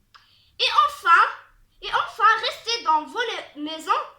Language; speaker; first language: French; non-native, learner; Arabic